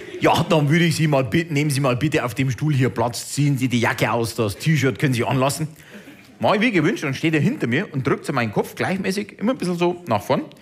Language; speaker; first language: German; early bilingual, other home language; Turkish